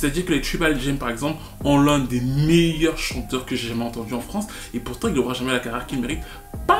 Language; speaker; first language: French; native; French